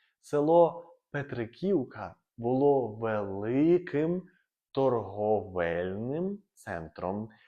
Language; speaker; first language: Ukrainian; native; Ukrainian